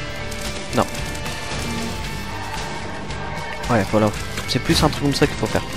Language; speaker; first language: French; native; French